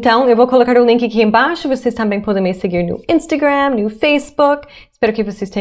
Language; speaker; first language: Portuguese; non-native, fluent; English